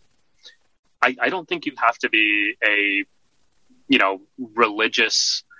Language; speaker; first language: English; native; English